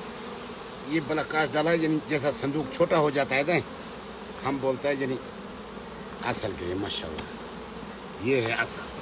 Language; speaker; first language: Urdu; non-native, learner; Nepali